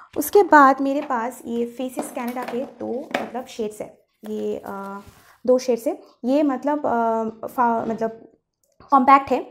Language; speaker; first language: Hindi; non-native, local second language; Bangla